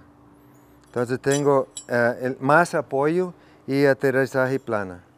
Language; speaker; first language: Spanish; non-native, fluent; English